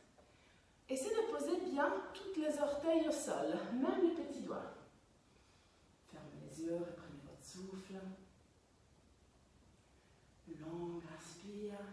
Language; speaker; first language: French; non-native, fluent; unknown